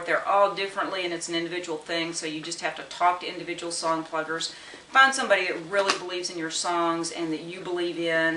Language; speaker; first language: English; native; English